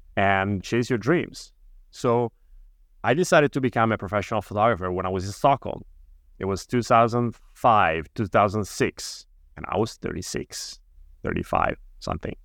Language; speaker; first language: English; non-native, fluent; Italian